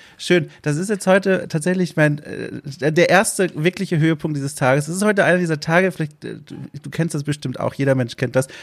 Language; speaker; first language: German; native; German